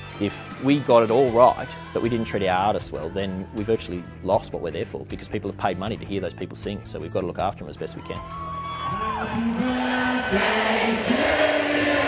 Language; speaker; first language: English; native; English